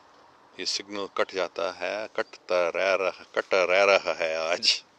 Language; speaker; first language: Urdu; non-native, fluent; English